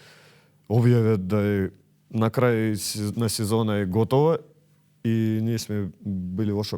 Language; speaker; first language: Macedonian; non-native, learner; Russian